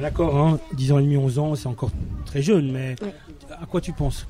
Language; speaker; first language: French; native; French